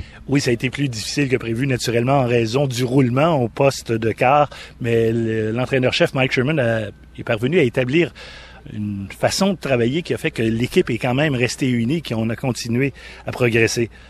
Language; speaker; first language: French; native; French